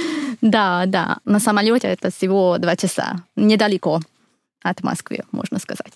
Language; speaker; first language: Russian; non-native, fluent; Hungarian